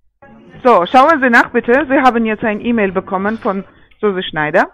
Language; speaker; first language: German; non-native, fluent; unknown